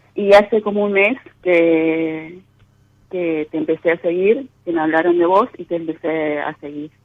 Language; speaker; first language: Spanish; native; Spanish